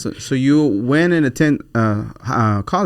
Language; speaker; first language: English; early bilingual, other home language; Spanish